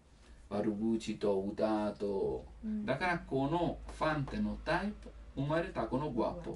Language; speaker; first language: Japanese; non-native, learner; Italian